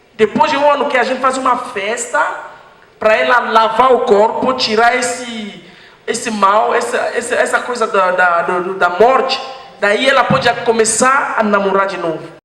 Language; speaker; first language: Portuguese; non-native, fluent; French